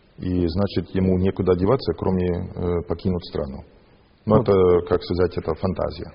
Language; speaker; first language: Russian; non-native, fluent; English